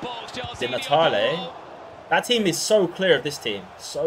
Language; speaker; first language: English; native; English